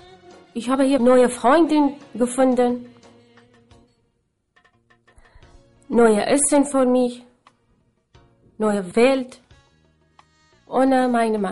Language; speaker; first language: German; non-native, learner; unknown